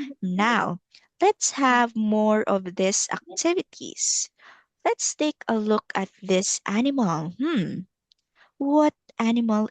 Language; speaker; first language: English; non-native, local second language; Filipino